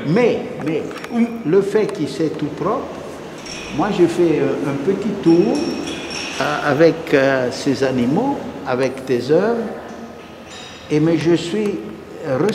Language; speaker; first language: French; non-native, fluent; Italian